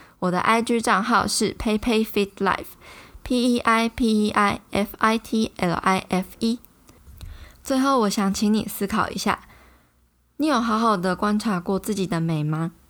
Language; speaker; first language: Chinese; native; Chinese